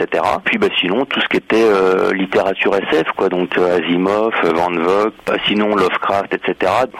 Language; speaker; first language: French; native; French